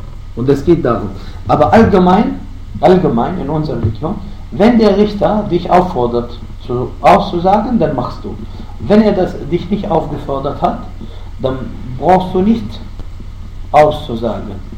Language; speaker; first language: German; non-native, fluent; Arabic